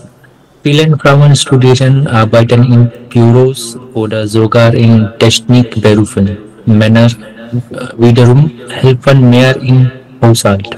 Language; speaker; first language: German; non-native, learner; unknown